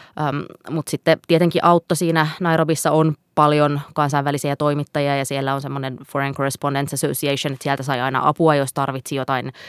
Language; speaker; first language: Finnish; non-native, local second language; Swedish